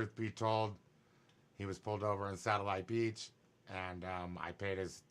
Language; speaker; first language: English; native; English